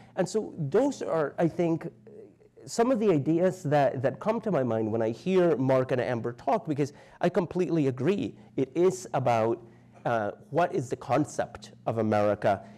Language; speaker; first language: English; native; English